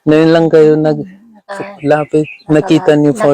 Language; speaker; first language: Filipino; non-native, learner; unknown